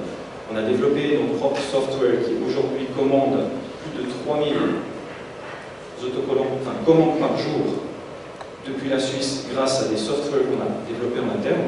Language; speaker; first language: French; native; French